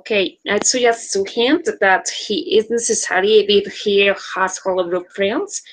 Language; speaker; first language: English; non-native, learner; Spanish